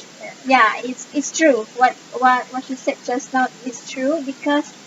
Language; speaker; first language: English; non-native, local second language; Malay